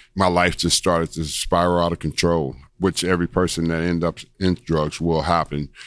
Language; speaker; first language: English; native; English